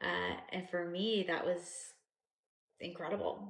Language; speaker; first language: English; native; English